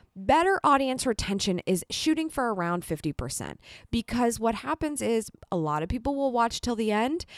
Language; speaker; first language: English; native; English